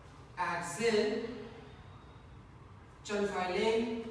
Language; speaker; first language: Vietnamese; non-native, learner; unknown